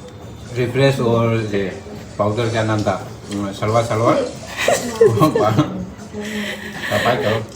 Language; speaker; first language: Hindi; non-native, local second language; Manipuri